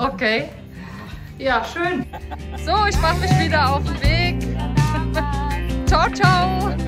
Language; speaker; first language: German; native; German